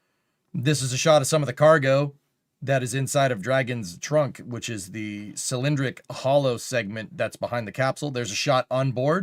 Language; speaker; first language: English; native; English